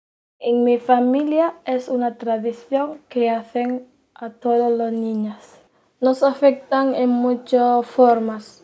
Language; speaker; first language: Spanish; non-native, learner; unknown